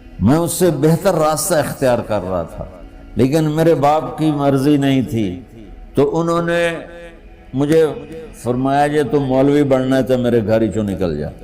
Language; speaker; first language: Urdu; non-native, local second language; Punjabi